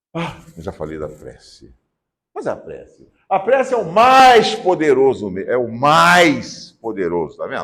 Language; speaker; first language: Portuguese; native; Portuguese